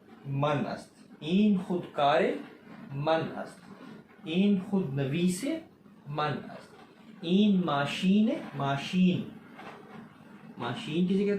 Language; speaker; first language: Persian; non-native, fluent; Urdu